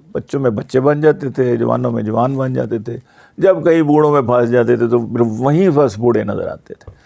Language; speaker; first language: Urdu; non-native, local second language; Punjabi